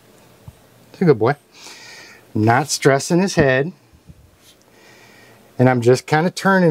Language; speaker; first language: English; native; English